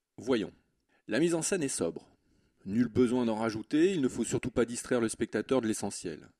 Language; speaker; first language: French; native; French